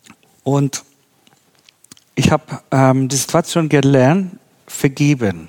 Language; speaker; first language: German; non-native, learner; Persian